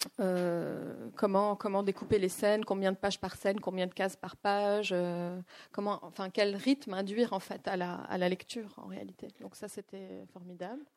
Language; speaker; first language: French; non-native, local second language; Arabic